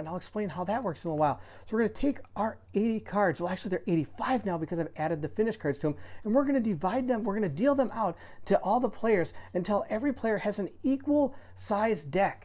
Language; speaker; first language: English; native; English